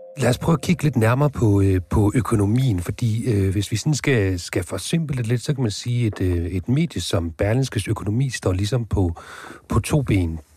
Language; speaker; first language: Danish; native; Danish